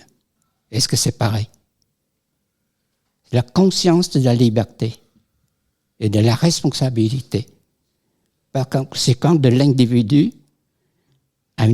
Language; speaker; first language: French; non-native, fluent; Vietnamese